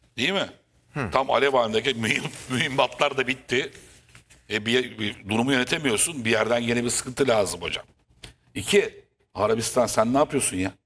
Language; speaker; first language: Turkish; native; Turkish